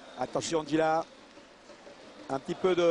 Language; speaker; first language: French; native; French